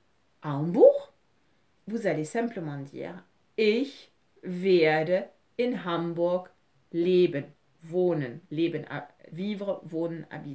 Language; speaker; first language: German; non-native, fluent; French